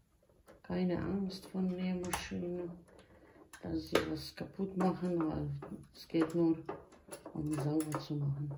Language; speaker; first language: German; non-native, local second language; Bosnian